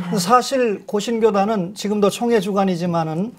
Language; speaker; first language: Korean; native; Korean